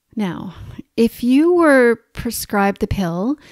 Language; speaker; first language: English; native; English